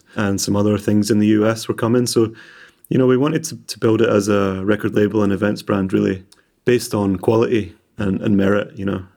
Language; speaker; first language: English; native; English